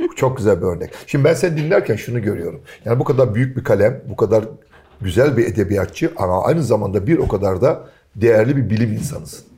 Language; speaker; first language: Turkish; native; Turkish